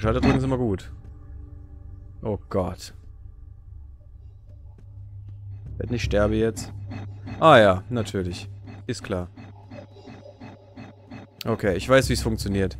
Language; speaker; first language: German; native; German